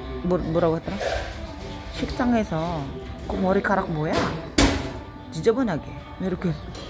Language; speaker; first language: Korean; non-native, learner; Filipino